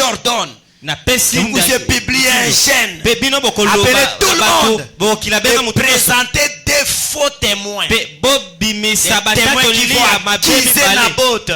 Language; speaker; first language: Haitian Creole; non-native, local second language; Lingala